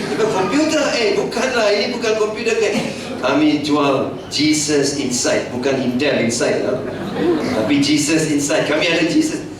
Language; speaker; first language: Malay; non-native, local second language; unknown